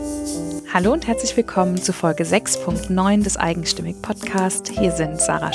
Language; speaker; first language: German; native; German